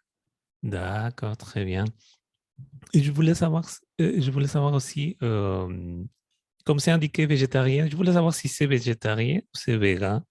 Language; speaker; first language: French; non-native, fluent; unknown